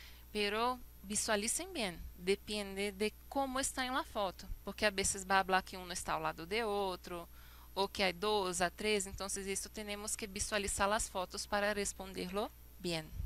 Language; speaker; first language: Spanish; non-native, fluent; Portuguese